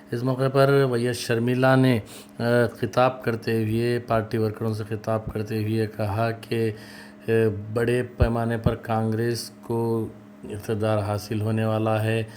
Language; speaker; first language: Urdu; native; Urdu